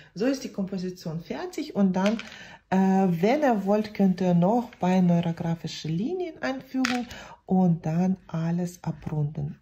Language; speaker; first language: German; non-native, fluent; Russian